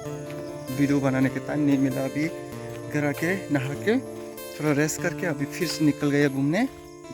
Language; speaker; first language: Hindi; non-native, local second language; Kok Borok